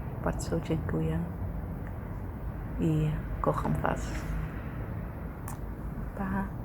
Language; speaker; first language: Polish; non-native, learner; Dutch